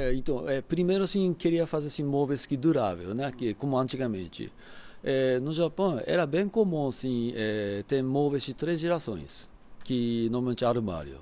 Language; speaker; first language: Portuguese; non-native, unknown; Japanese